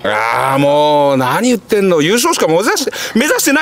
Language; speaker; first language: Japanese; native; Japanese